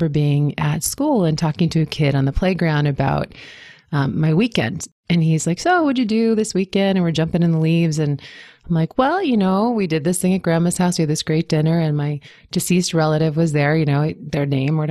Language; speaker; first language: English; native; English